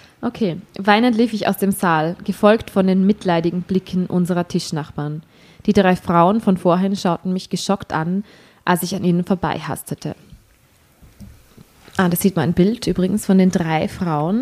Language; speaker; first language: German; native; German